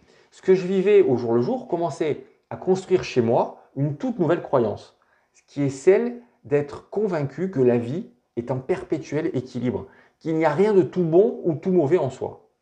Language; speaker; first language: French; native; French